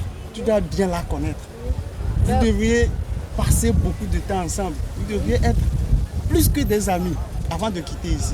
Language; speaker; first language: French; non-native, fluent; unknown